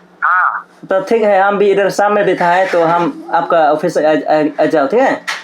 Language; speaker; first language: Hindi; non-native, local second language; Khasi